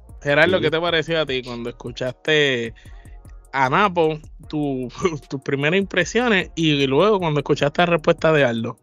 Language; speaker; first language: Spanish; native; Spanish